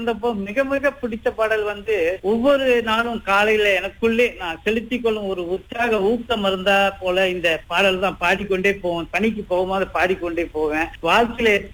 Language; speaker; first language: Tamil; early bilingual, heritage; Tamil